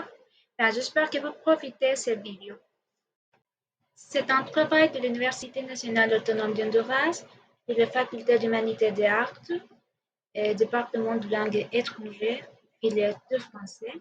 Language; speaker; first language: French; non-native, learner; Spanish